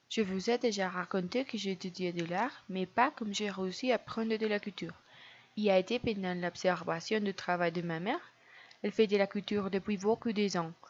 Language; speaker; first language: French; non-native, learner; Spanish